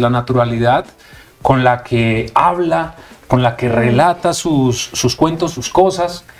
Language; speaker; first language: Spanish; native; Spanish